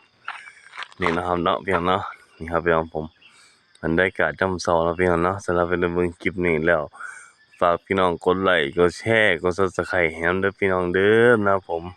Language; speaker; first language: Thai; non-native, local second language; Northeastern Thai